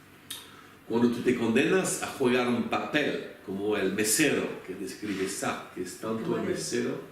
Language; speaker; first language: Spanish; non-native, fluent; French